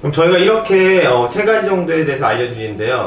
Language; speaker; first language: Korean; native; Korean